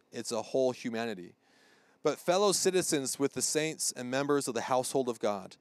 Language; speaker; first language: English; native; English